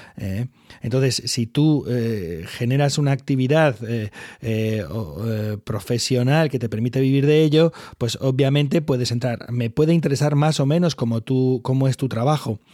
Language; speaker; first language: Spanish; native; Spanish